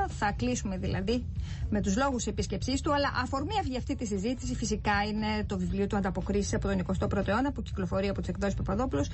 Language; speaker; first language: Greek; native; Greek